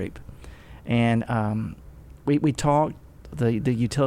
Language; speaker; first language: English; native; English